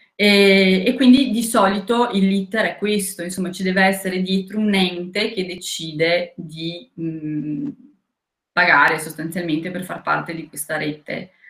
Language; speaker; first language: Italian; non-native, fluent; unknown